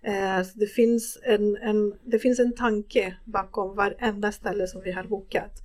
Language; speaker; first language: Swedish; non-native, fluent; Spanish